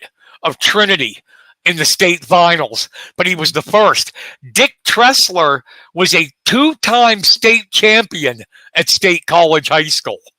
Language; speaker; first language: English; native; English